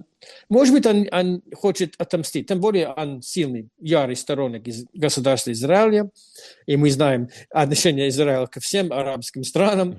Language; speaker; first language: Russian; non-native, fluent; English